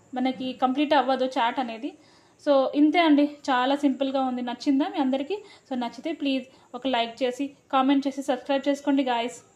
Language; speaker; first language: Telugu; non-native, local second language; Lambadi